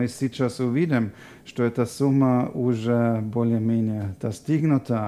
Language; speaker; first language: Russian; non-native, fluent; German